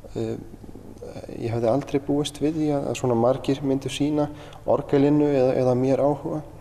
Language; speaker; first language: Icelandic; native; Icelandic